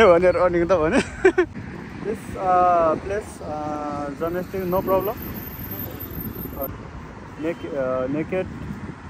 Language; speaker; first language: English; non-native, learner; Nepali